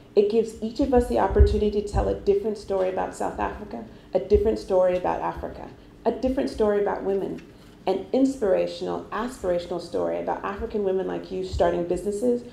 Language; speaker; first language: English; non-native, local second language; Igbo